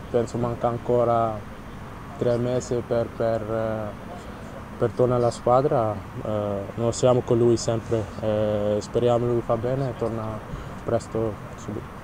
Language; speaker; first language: Italian; non-native, learner; Dutch